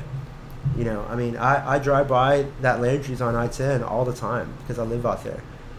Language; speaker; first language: English; native; English